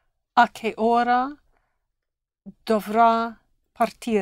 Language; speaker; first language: Italian; non-native, learner; English